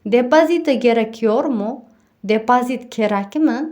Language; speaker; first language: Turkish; non-native, fluent; Uzbek